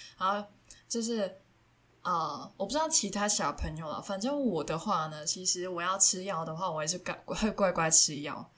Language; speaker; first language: Chinese; non-native, local second language; Cantonese